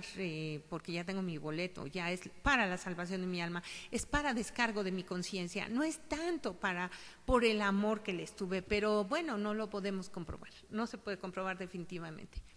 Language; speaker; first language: Spanish; native; Spanish